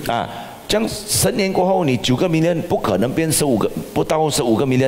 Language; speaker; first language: Chinese; native; Chinese